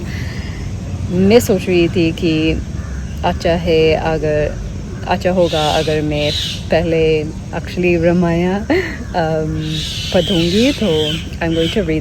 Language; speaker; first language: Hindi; non-native, learner; English